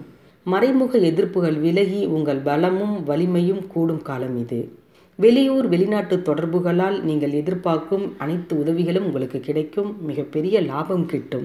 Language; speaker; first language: Tamil; native; Tamil